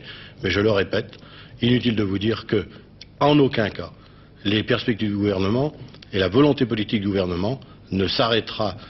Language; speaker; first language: French; native; French